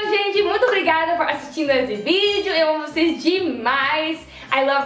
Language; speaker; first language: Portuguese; non-native, learner; Dutch